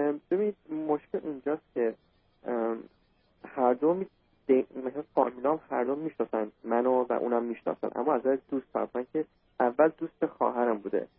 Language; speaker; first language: Persian; early bilingual, heritage; Persian